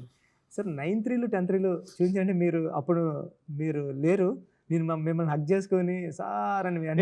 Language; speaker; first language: Telugu; native; Telugu